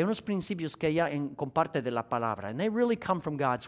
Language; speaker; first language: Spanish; non-native, fluent; English